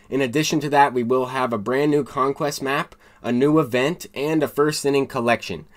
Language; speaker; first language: English; native; English